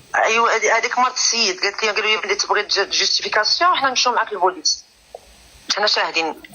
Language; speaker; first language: Arabic; native; Arabic